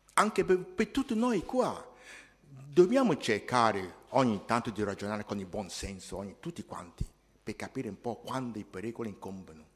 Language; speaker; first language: Italian; non-native, fluent; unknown